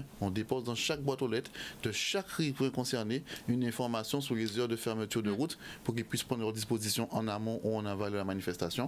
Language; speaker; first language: French; native; French